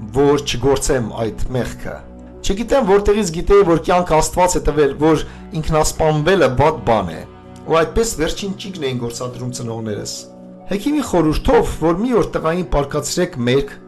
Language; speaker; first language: Armenian; non-native, local second language; Kurdish